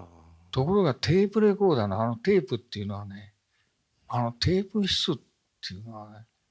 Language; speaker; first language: Japanese; native; Japanese